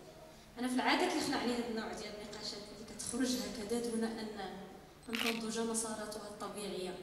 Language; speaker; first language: Arabic; native; Arabic